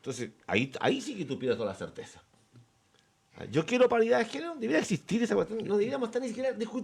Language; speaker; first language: Spanish; native; Spanish